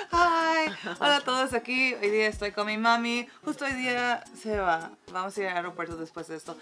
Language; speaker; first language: Spanish; early bilingual, heritage; Spanish